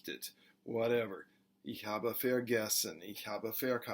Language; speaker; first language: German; non-native, fluent; English